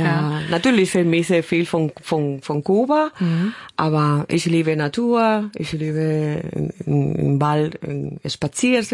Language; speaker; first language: German; non-native, fluent; Spanish